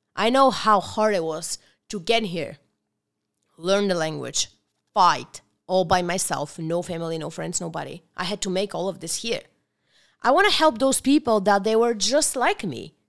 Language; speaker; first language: English; non-native, fluent; Bulgarian